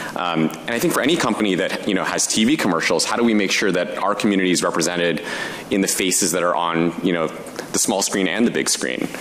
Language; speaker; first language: English; native; English